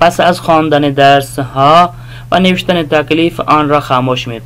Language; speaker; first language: Persian; non-native, fluent; Urdu